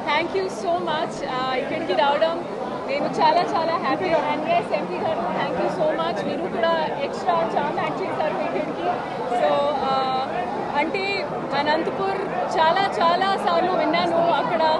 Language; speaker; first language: Telugu; non-native, learner; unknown